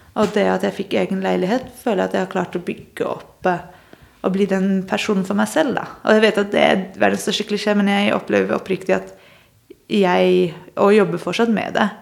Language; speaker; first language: Norwegian; early bilingual, other home language; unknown